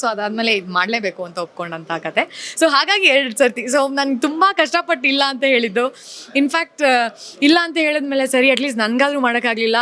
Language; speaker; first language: Kannada; native; Kannada